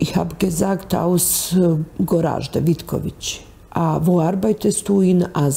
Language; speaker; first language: German; non-native, learner; Bosnian